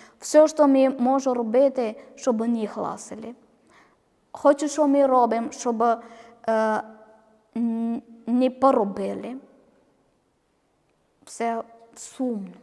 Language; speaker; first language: Ukrainian; non-native, learner; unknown